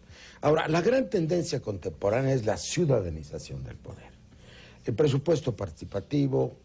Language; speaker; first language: Spanish; native; Spanish